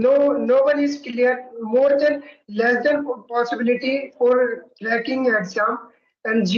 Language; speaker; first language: English; non-native, learner; Hindi